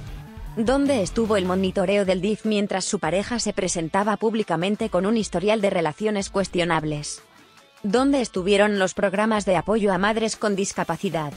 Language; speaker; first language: Spanish; native; Spanish